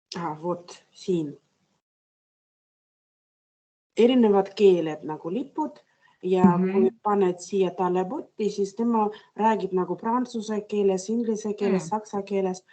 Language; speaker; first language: Estonian; non-native, local second language; Russian